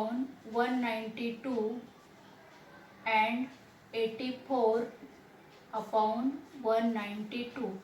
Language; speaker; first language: English; non-native, local second language; Marathi